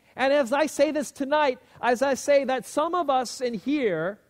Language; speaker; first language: English; native; English